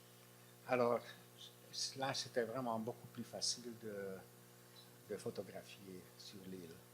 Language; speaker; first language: French; non-native, fluent; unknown